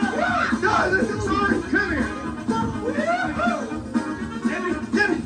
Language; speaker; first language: English; native; English